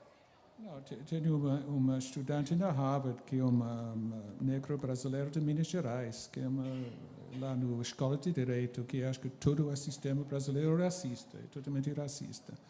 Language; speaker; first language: Portuguese; non-native, fluent; English